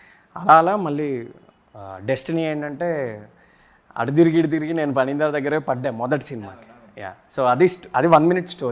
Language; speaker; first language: Telugu; native; Telugu